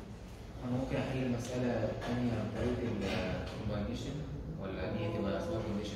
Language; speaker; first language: Arabic; native; Arabic